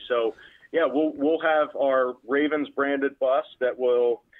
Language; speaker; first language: English; native; English